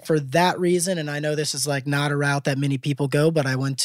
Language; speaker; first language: English; native; English